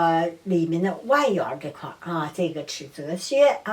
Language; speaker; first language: Chinese; native; Chinese